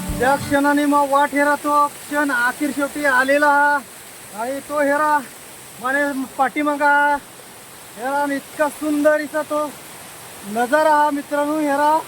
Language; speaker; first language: Marathi; non-native, local second language; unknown